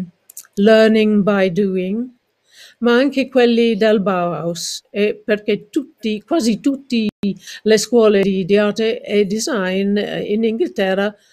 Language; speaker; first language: Italian; non-native, fluent; English